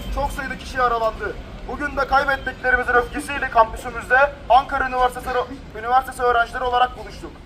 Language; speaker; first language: Turkish; native; Turkish